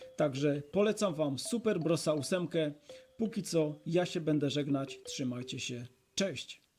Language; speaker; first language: Polish; native; Polish